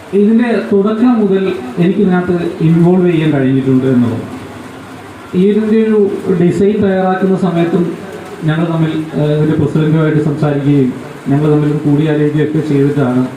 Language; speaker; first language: Malayalam; native; Malayalam